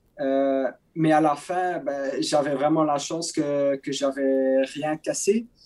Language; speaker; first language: French; non-native, local second language; Dutch